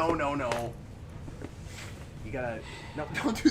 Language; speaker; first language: English; native; English